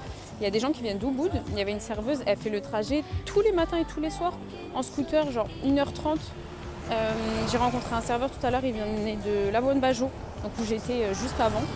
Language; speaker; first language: French; native; French